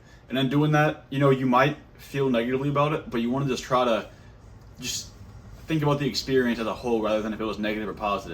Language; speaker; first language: English; native; English